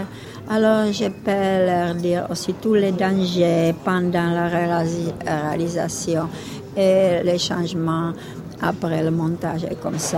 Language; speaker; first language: French; non-native, fluent; Czech